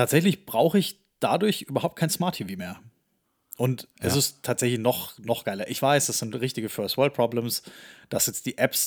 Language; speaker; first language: German; native; German